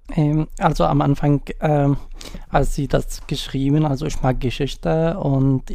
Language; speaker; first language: German; non-native, learner; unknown